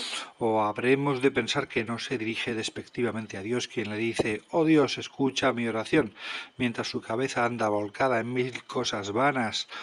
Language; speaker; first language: Spanish; native; Spanish